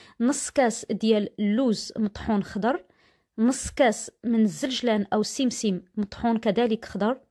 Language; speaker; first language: Arabic; native; Arabic